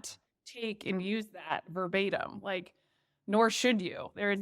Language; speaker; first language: English; native; English